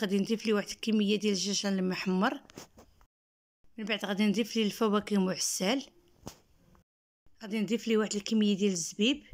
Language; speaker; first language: Arabic; native; Arabic